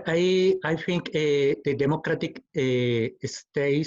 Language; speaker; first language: English; non-native, learner; Spanish